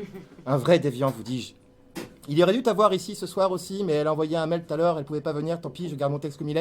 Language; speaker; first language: French; native; French